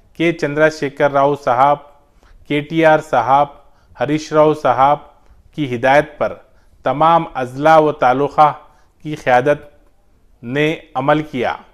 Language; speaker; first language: Hindi; non-native, local second language; Urdu